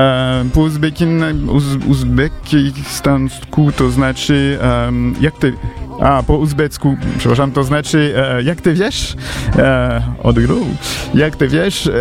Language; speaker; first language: Polish; non-native, learner; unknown